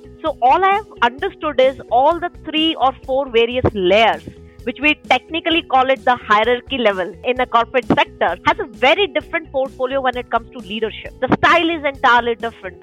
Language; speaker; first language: English; non-native, local second language; Hindi